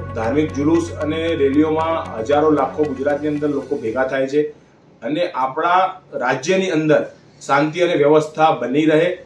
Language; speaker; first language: Gujarati; native; Gujarati